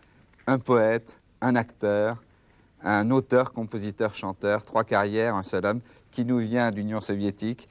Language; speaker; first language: French; native; French